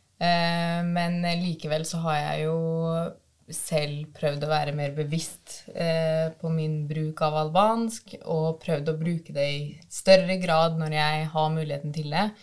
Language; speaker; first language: Norwegian; early bilingual, other home language; Albanian